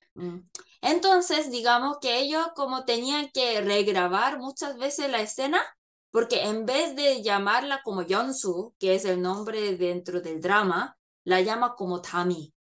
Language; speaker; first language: Spanish; non-native, fluent; Korean